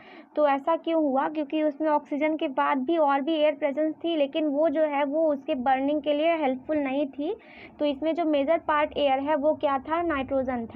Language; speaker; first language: Hindi; native; Hindi